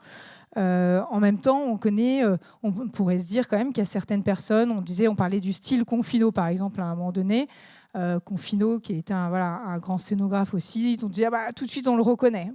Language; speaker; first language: French; native; French